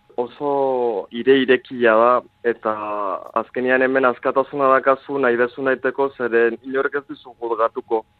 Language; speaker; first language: Basque; native; Basque